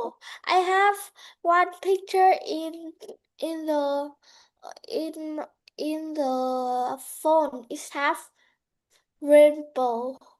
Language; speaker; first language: English; non-native, learner; Vietnamese